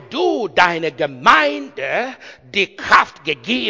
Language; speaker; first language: German; non-native, learner; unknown